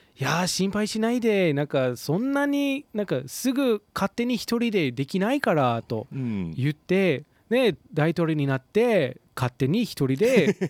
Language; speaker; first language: Japanese; non-native, fluent; English